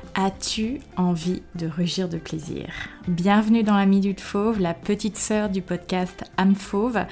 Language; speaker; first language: French; native; French